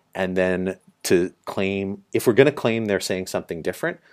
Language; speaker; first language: English; native; English